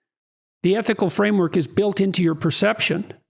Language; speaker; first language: English; native; English